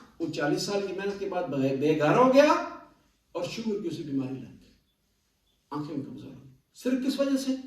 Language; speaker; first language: Urdu; non-native, local second language; Punjabi